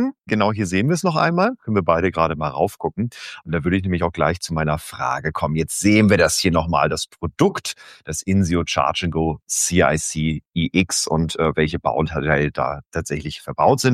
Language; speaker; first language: German; native; German